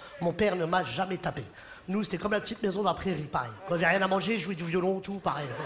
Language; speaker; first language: French; early bilingual, other home language; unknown